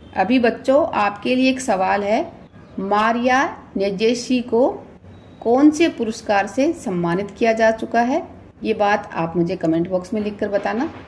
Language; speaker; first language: Hindi; native; Hindi